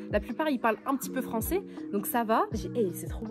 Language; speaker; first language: French; early bilingual, other home language; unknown